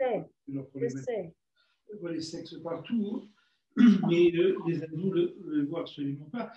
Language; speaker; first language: French; native; French